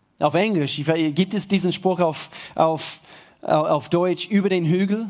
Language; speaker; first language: German; non-native, fluent; English